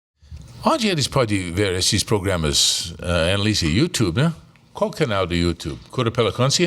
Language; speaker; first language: Portuguese; non-native, fluent; English